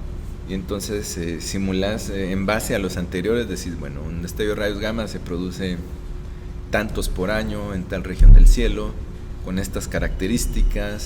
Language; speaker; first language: Spanish; native; Spanish